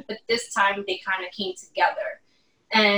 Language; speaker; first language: English; native; English